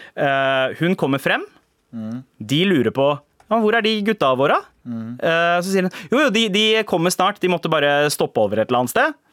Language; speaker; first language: Norwegian; early bilingual, other home language; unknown